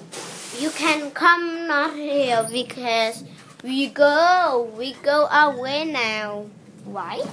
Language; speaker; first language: English; non-native, learner; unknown